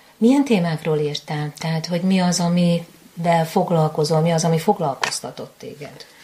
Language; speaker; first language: Hungarian; native; Hungarian